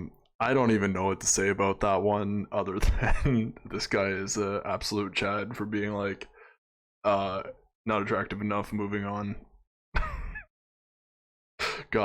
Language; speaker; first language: English; native; English